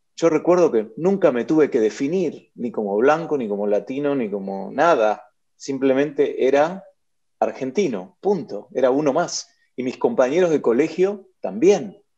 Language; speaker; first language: Spanish; native; Spanish